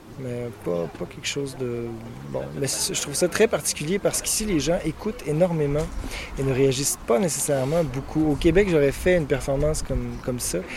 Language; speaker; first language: French; native; French